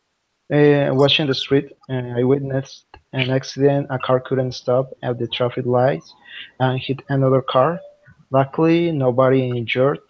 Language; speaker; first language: English; non-native, learner; Spanish